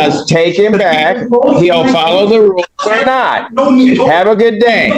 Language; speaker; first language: English; native; English